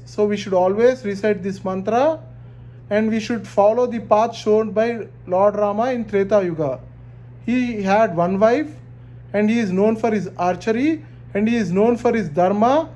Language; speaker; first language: English; non-native, local second language; Telugu